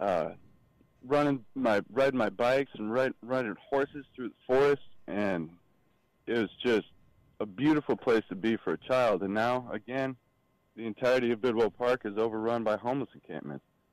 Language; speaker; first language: English; native; English